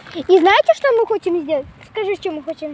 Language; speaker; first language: Russian; native; Russian